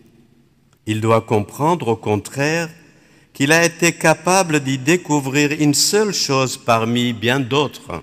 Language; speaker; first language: French; non-native, local second language; Arabic